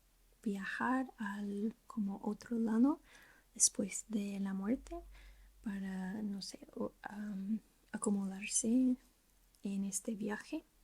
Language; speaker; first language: Spanish; non-native, learner; English